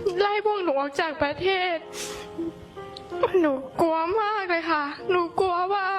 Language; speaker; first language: Thai; non-native, local second language; Hmong